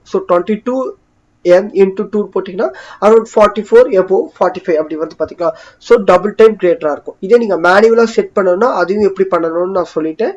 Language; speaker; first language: Tamil; native; Tamil